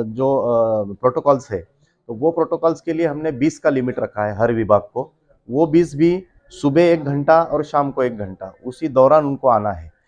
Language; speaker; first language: Hindi; non-native, local second language; Marathi